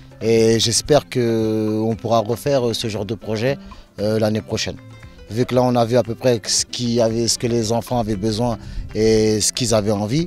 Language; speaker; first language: French; native; French